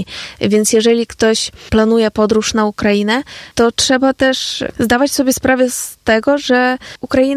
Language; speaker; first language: Polish; non-native, fluent; Ukrainian